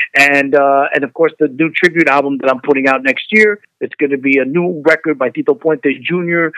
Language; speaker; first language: English; native; English